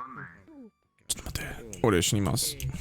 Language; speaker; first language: Japanese; non-native, learner; English